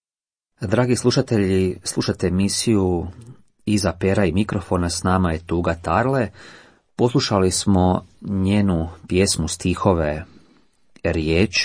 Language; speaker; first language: Croatian; native; Croatian